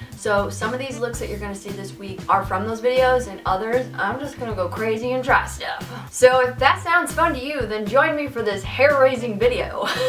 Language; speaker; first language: English; native; English